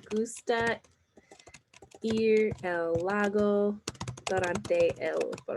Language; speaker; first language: Spanish; non-native, fluent; English